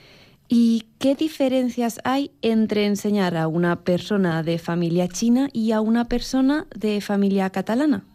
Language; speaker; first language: Spanish; non-native, local second language; Catalan